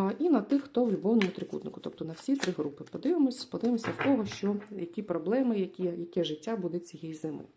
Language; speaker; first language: Ukrainian; non-native, local second language; Russian